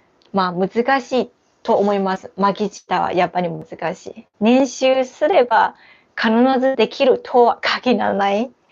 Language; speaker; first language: Japanese; non-native, fluent; Chinese